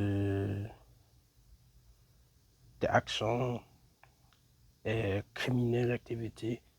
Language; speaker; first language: French; non-native, learner; English